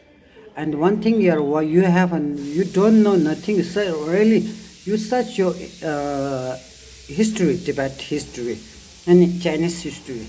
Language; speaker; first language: English; non-native, learner; Tibetan